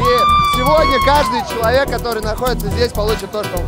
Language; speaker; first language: Russian; native; Russian